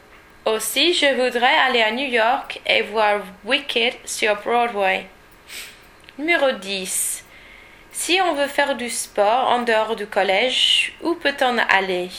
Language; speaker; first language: French; non-native, learner; English